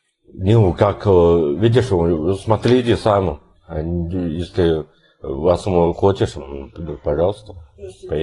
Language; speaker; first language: Russian; non-native, learner; Chinese